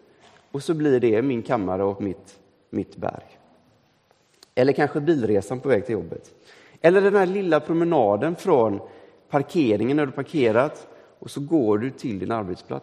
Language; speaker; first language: Swedish; native; Swedish